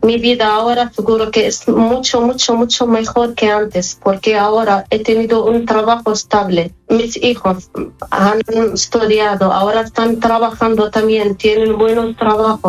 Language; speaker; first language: Spanish; non-native, fluent; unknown